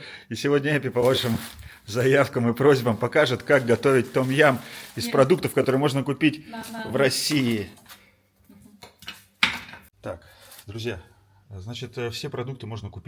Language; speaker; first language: Russian; native; Russian